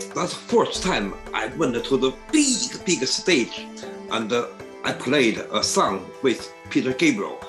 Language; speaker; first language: English; non-native, learner; Chinese